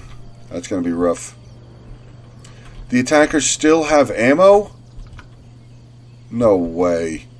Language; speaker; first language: English; native; English